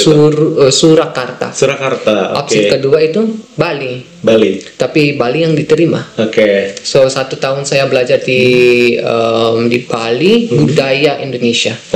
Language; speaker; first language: Indonesian; non-native, fluent; Dutch